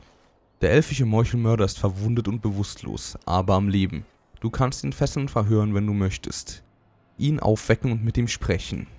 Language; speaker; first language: German; native; German